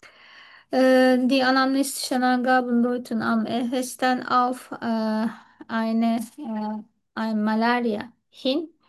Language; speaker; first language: German; non-native, learner; Turkish